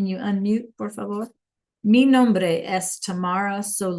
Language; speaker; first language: Spanish; non-native, fluent; English